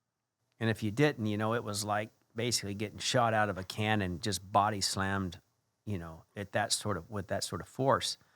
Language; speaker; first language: English; native; English